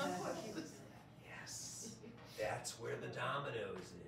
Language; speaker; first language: English; native; English